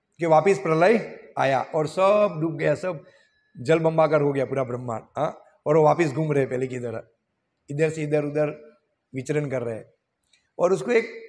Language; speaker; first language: Hindi; non-native, local second language; Gujarati